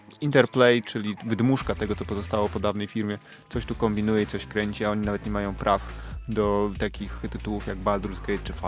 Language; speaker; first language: Polish; native; Polish